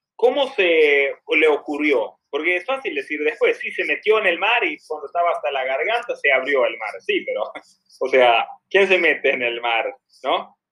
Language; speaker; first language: Spanish; non-native, fluent; Swedish